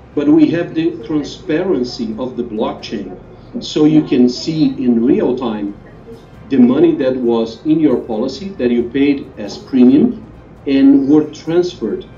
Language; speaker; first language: English; non-native, fluent; Portuguese